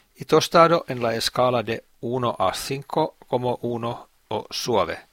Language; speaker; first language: Spanish; non-native, fluent; Finnish